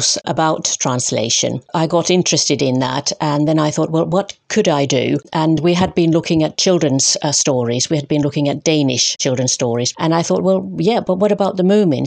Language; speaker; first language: English; non-native, fluent; Finnish